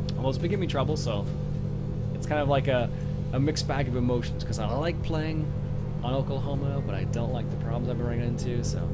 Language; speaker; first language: English; native; English